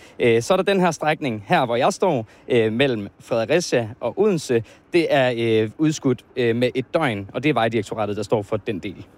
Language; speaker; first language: Danish; native; Danish